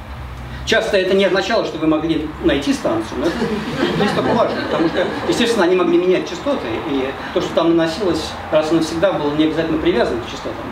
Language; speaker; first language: Russian; native; Russian